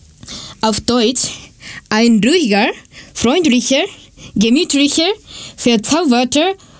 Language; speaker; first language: German; non-native, learner; Japanese